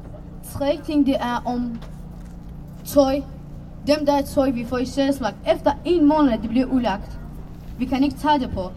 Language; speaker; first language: Danish; non-native, learner; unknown